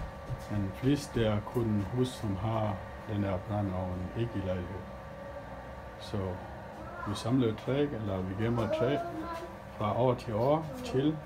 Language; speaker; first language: Danish; non-native, learner; Achinese